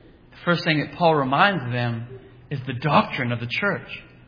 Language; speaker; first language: English; native; English